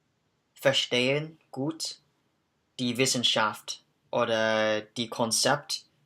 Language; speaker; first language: German; non-native, learner; English